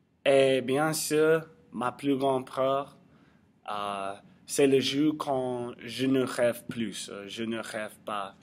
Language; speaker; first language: French; non-native, learner; English